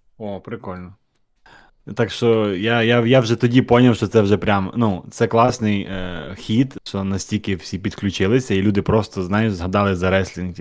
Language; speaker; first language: Ukrainian; non-native, local second language; Russian